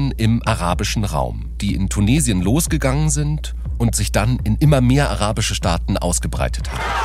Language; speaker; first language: German; native; German